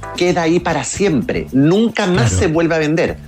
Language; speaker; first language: Spanish; native; Spanish